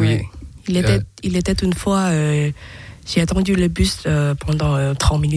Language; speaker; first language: French; non-native, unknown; Thai